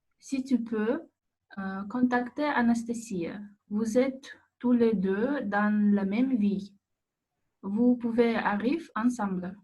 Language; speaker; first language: French; non-native, learner; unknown